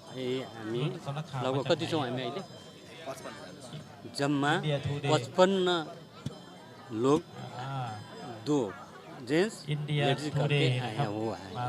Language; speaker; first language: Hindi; non-native, learner; Nepali